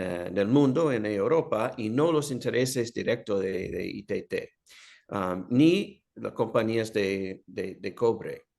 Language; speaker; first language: Spanish; non-native, fluent; English